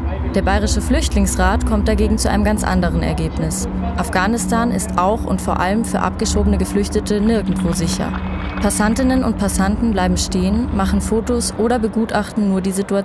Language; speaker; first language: German; native; German